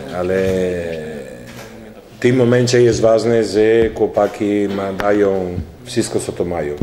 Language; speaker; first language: Polish; non-native, learner; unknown